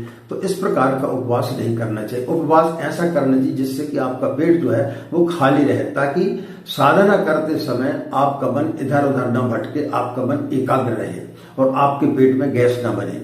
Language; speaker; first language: Hindi; native; Hindi